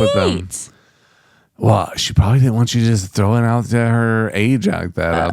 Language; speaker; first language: English; native; English